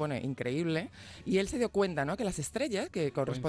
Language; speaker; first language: Spanish; native; Spanish